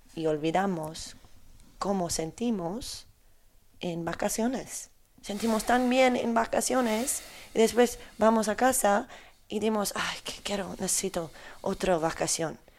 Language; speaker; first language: Spanish; non-native, learner; Polish